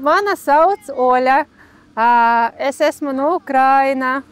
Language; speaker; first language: Latvian; non-native, learner; Ukrainian